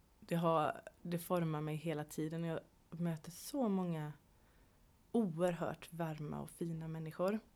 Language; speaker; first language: Swedish; native; Swedish